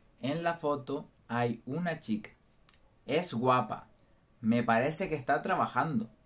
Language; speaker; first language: Spanish; non-native, learner; English